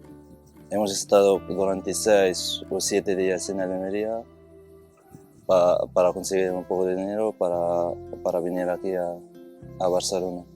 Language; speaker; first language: Spanish; non-native, fluent; Arabic